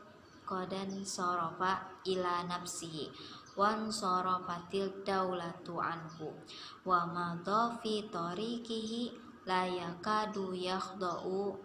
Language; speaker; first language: Arabic; non-native, learner; Indonesian